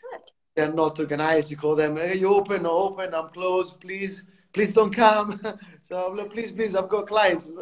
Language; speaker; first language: English; non-native, fluent; Italian